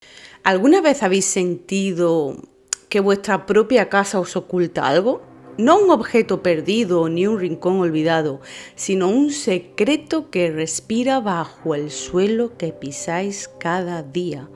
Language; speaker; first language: Spanish; native; Spanish